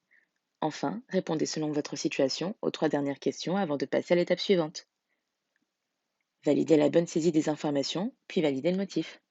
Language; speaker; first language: French; native; French